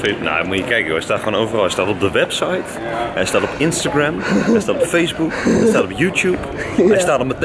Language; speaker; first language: Dutch; native; Dutch